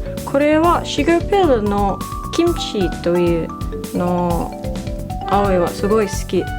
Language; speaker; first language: Japanese; non-native, learner; English